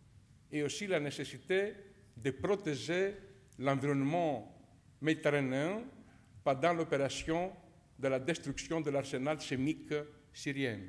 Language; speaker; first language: French; non-native, fluent; Greek